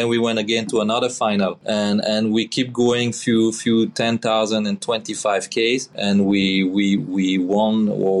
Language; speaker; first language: English; non-native, fluent; French